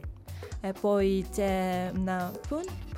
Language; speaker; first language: Italian; non-native, learner; Japanese